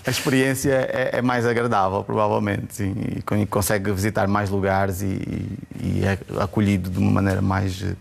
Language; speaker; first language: Portuguese; native; Portuguese